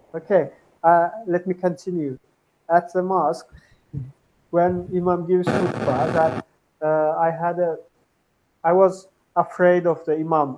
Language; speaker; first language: English; non-native, fluent; Turkmen